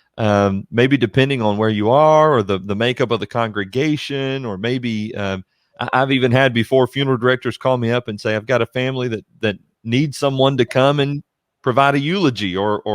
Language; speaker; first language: English; native; English